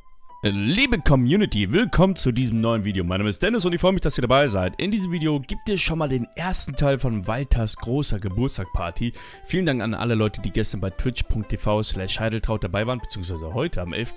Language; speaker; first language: German; native; German